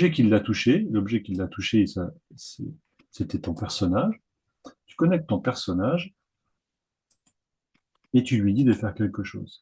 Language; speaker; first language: French; native; French